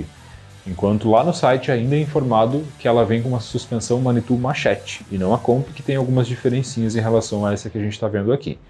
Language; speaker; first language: Portuguese; native; Portuguese